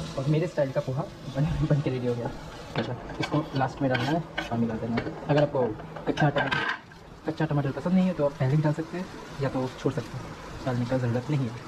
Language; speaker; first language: Hindi; non-native, local second language; Bangla